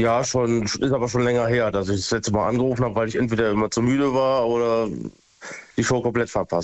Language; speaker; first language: German; native; German